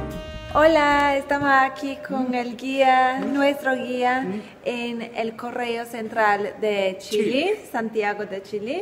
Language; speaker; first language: Spanish; non-native, fluent; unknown